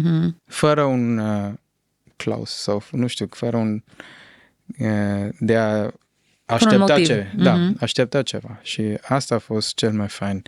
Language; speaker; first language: Romanian; non-native, fluent; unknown